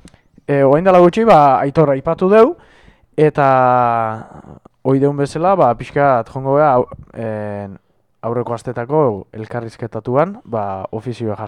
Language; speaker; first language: Basque; native; Basque